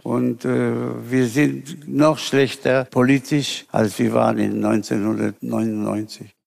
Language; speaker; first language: German; non-native, fluent; Spanish